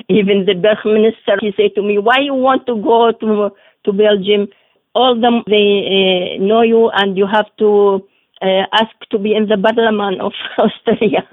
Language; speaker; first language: English; non-native, learner; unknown